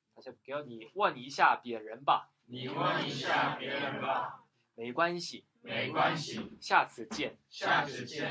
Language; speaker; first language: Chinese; non-native, fluent; Korean